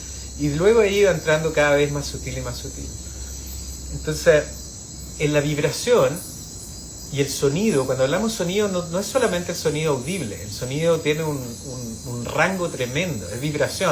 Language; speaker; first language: Spanish; native; Spanish